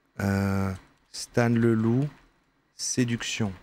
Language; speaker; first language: French; native; French